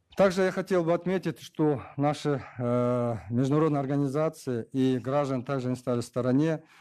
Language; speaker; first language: Russian; non-native, local second language; Kyrgyz